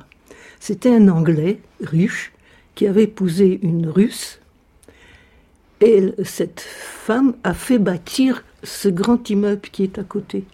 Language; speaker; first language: French; early bilingual, other home language; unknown